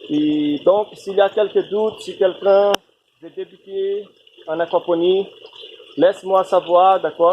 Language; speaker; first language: French; non-native, fluent; Portuguese